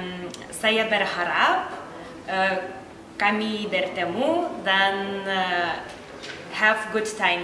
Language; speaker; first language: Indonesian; non-native, learner; Lithuanian